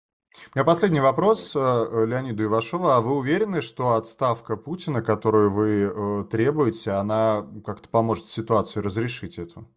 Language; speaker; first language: Russian; native; Russian